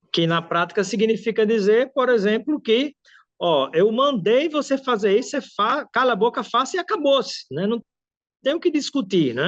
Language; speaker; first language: Portuguese; native; Portuguese